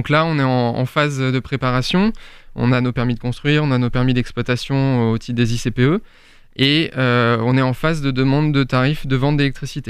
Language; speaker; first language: French; native; French